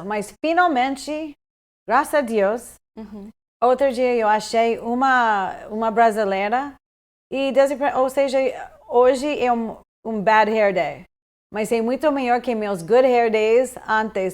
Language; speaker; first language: Portuguese; non-native, fluent; English